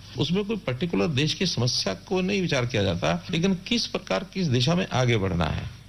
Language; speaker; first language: Hindi; native; Hindi